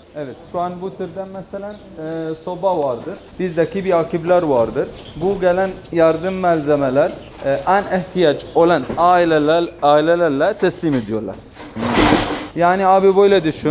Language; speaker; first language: Turkish; non-native, fluent; Arabic